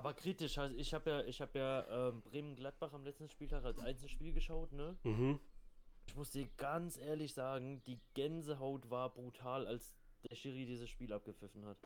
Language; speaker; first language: German; native; German